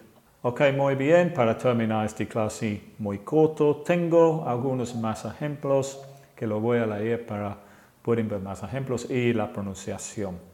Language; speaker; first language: Spanish; non-native, fluent; English